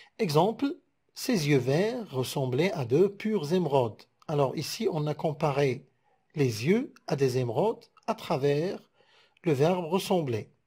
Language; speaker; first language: French; non-native, local second language; Arabic